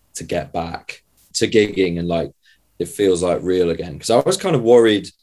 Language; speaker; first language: English; native; English